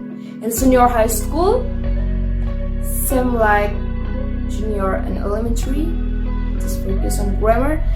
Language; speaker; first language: English; non-native, fluent; Indonesian